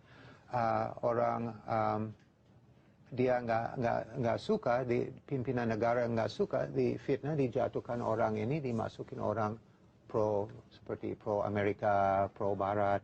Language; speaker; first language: Indonesian; non-native, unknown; English